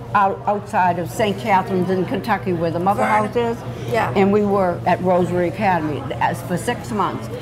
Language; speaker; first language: English; native; English